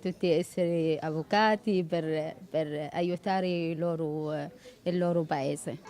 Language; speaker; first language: Italian; non-native, learner; Arabic